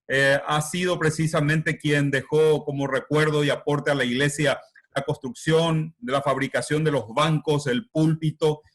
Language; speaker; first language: Spanish; native; Spanish